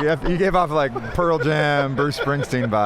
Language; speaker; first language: English; native; English